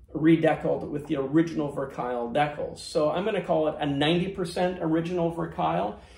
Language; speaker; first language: English; native; English